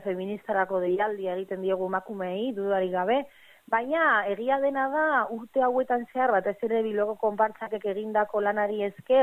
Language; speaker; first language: Basque; native; Basque